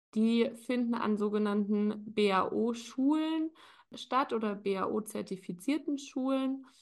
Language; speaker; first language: German; native; German